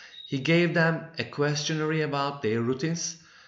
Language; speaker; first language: English; non-native, fluent; Turkish